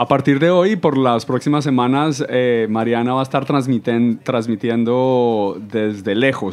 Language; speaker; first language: Spanish; native; Spanish